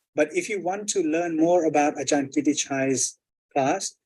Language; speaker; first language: English; non-native, fluent; Thai